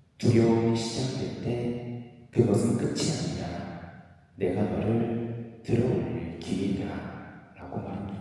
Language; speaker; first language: Korean; native; Korean